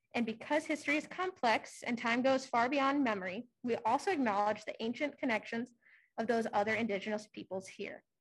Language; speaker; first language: English; native; English